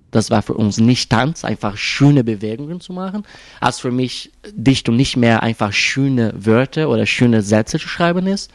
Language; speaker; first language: German; non-native, fluent; Portuguese